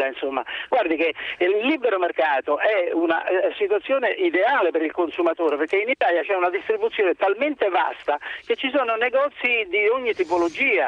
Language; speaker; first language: Italian; native; Italian